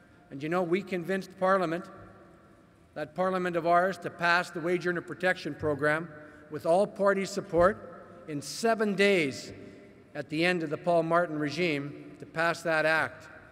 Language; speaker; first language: English; native; English